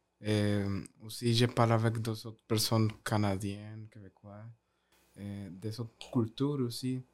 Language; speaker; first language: French; non-native, learner; Spanish